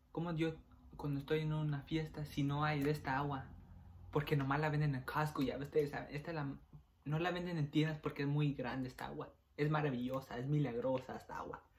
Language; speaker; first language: Spanish; early bilingual, heritage; Spanish